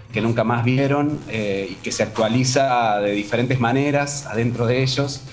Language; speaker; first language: Spanish; native; Spanish